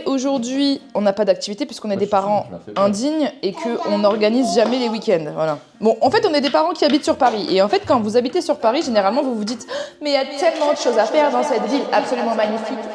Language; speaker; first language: French; native; French